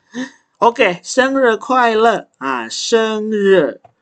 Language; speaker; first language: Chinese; non-native, fluent; Indonesian